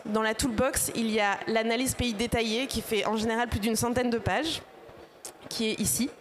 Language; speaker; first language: French; native; French